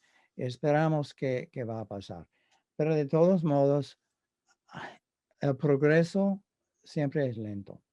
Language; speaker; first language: Spanish; non-native, fluent; English